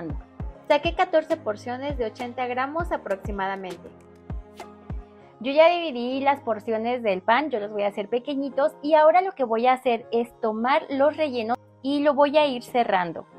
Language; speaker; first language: Spanish; native; Spanish